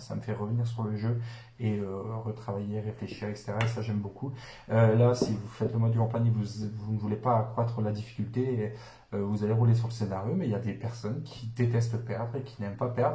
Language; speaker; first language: French; native; French